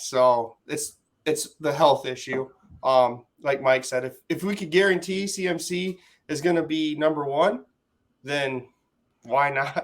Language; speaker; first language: English; native; English